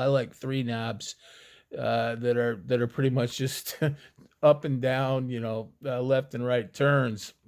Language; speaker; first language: English; native; English